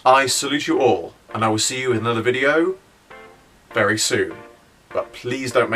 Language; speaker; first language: English; native; English